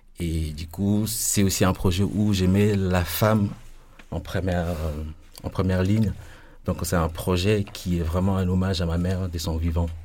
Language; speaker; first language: French; non-native, local second language; Lingala